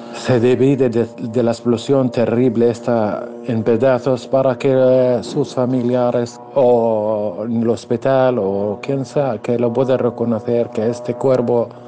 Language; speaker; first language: Spanish; non-native, fluent; Arabic